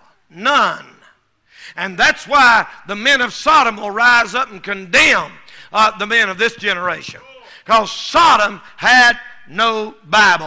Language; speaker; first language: English; native; English